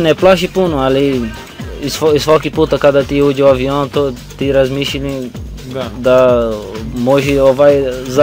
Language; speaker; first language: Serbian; non-native, learner; Portuguese